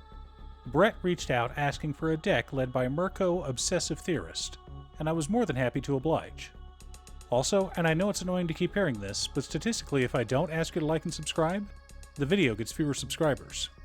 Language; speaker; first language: English; native; English